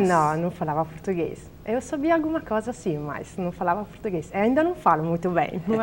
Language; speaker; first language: Portuguese; non-native, learner; Italian